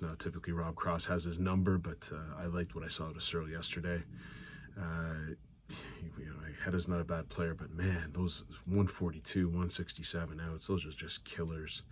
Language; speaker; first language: English; native; English